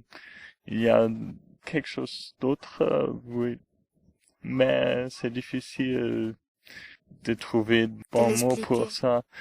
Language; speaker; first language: French; non-native, fluent; German